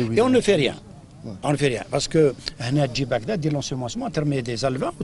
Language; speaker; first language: French; non-native, local second language; Arabic